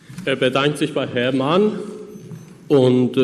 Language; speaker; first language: German; non-native, fluent; Persian